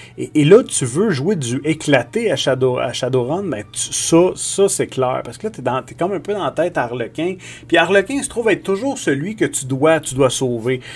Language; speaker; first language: French; native; French